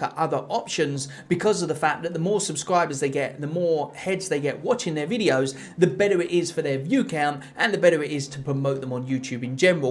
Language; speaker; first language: English; native; English